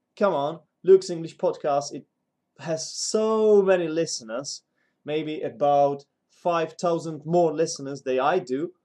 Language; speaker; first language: English; non-native, fluent; Czech